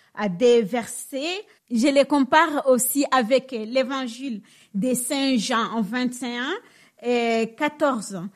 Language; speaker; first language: French; non-native, local second language; Swahili